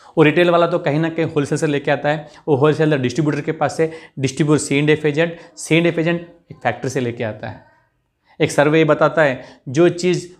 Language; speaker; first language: Hindi; non-native, local second language; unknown